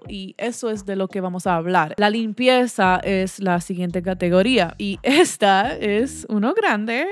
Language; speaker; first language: Spanish; early bilingual, heritage; Spanish